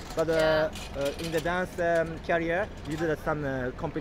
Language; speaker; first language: English; non-native, learner; Japanese